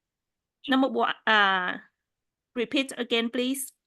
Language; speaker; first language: English; non-native, fluent; Vietnamese